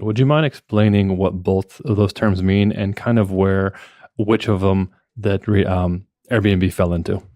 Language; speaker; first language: English; native; English